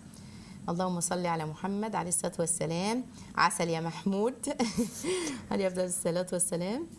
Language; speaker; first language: Arabic; native; Arabic